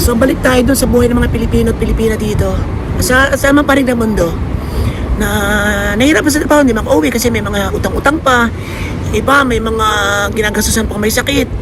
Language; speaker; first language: Filipino; native; Filipino